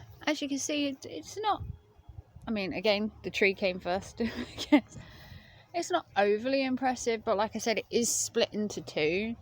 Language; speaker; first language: English; native; English